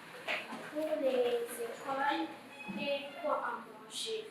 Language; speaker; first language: French; non-native, learner; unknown